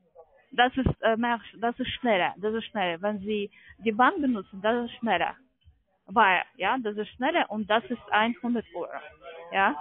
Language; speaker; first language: German; non-native, learner; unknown